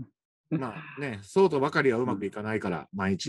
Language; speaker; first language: Japanese; native; Japanese